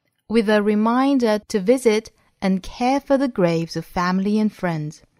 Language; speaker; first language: English; non-native, fluent; Chinese